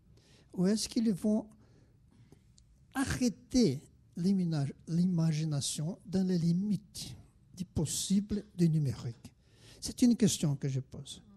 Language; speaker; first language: French; non-native, fluent; Portuguese